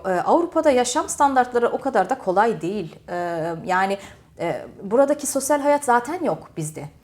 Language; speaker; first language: Turkish; early bilingual, heritage; Turkish